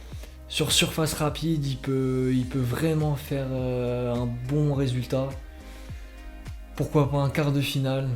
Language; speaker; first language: French; native; French